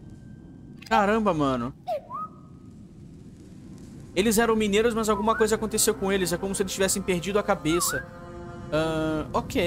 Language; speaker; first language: Portuguese; native; Portuguese